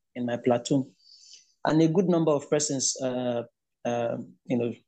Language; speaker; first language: English; non-native, local second language; Igbo